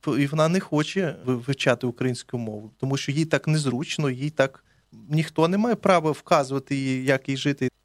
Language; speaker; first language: Ukrainian; native; Ukrainian